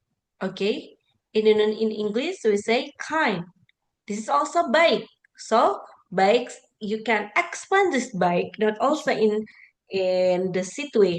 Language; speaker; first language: English; non-native, learner; Indonesian